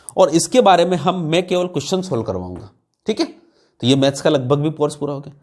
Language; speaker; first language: Hindi; native; Hindi